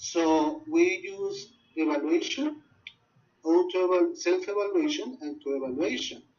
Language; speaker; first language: English; non-native, learner; Spanish